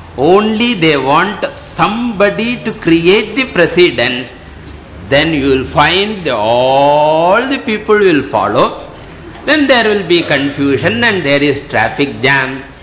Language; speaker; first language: English; non-native, local second language; Tamil